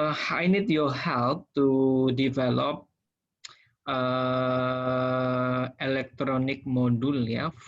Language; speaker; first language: English; non-native, learner; Indonesian